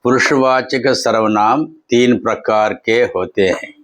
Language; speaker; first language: Hindi; non-native, local second language; Telugu